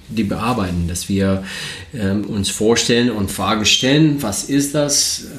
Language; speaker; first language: German; non-native, learner; English